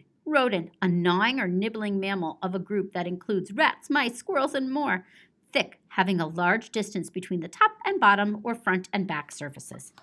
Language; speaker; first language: English; native; English